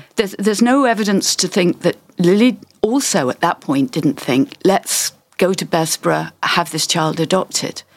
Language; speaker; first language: English; native; English